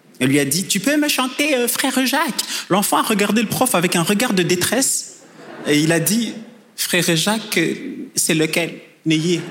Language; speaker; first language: French; non-native, local second language; Kinyarwanda